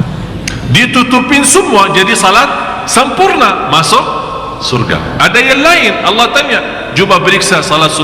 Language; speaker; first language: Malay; non-native, fluent; Arabic